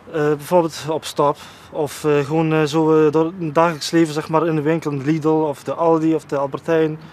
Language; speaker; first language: Dutch; early bilingual, other home language; Polish